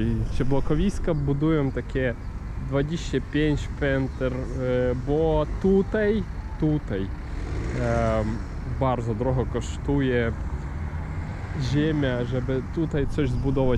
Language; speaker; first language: Polish; non-native, learner; Ukrainian